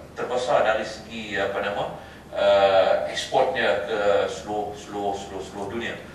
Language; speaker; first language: Malay; native; Malay